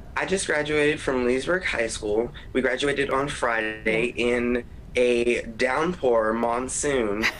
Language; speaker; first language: English; native; English